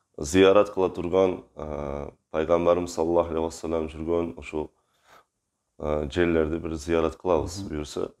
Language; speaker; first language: Kyrgyz; non-native, local second language; Uzbek